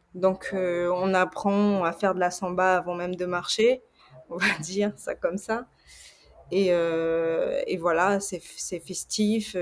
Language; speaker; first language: French; early bilingual, other home language; Portuguese